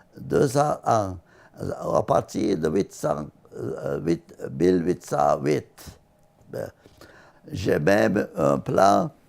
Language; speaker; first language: French; non-native, learner; Latvian